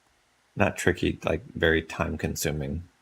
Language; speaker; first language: English; native; English